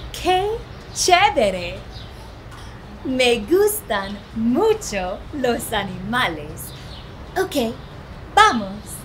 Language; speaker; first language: Spanish; non-native, fluent; English